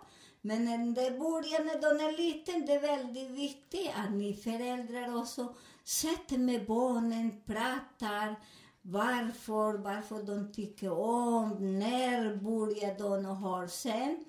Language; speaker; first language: Swedish; non-native, fluent; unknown